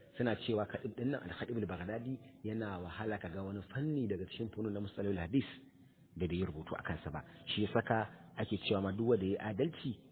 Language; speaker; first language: Hausa; native; Hausa